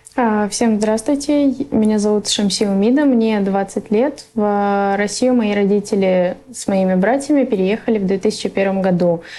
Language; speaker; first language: Russian; early bilingual, other home language; Persian